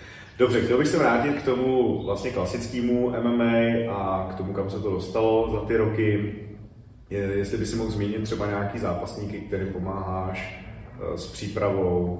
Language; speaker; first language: Czech; native; Czech